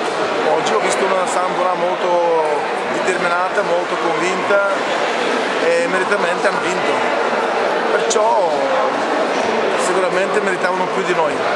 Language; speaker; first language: Italian; non-native, fluent; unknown